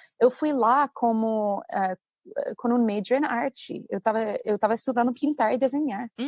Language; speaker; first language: Portuguese; non-native, fluent; English